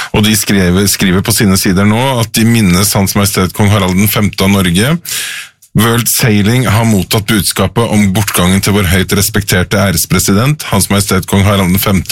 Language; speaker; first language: Norwegian; native; Norwegian